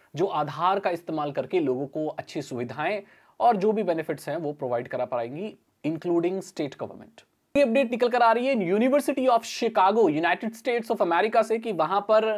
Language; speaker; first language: Hindi; native; Hindi